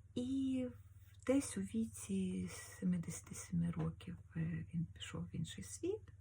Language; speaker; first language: Ukrainian; native; Ukrainian